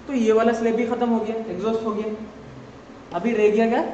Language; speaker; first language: Hindi; non-native, local second language; Assamese